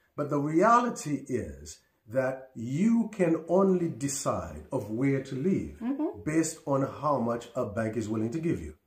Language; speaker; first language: English; non-native, fluent; Haitian Creole